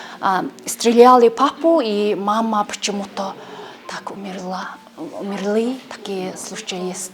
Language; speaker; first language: Russian; non-native, learner; Mongolian